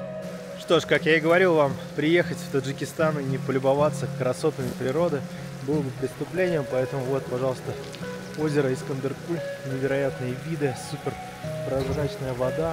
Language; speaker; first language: Russian; native; Russian